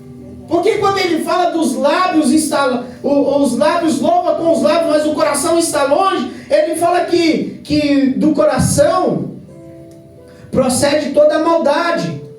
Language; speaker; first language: Portuguese; native; Portuguese